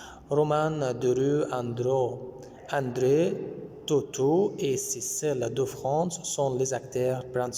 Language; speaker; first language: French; non-native, fluent; Arabic